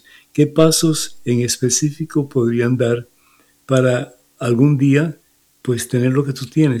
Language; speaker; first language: Spanish; native; Spanish